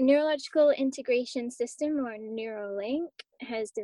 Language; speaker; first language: English; native; English